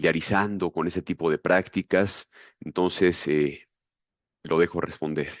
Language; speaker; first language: Spanish; native; Spanish